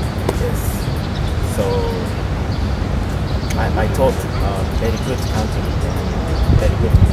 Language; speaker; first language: English; non-native, learner; Japanese